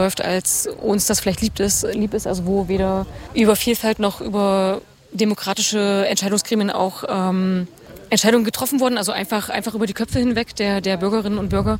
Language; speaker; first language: German; native; German